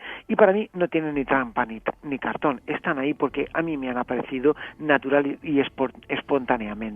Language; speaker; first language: Spanish; native; Spanish